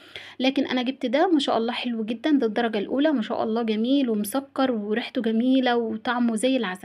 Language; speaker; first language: Arabic; native; Arabic